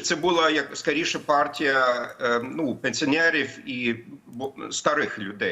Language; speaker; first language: Ukrainian; non-native, fluent; German